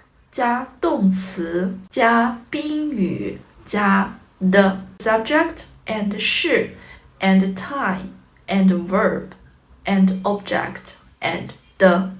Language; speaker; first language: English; non-native, fluent; Chinese